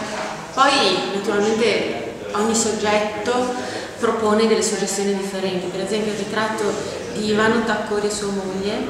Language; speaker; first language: Italian; native; Italian